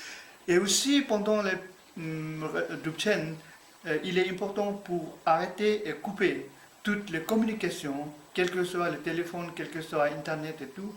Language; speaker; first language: French; non-native, learner; Tibetan